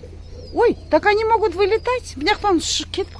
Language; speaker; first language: Russian; native; Russian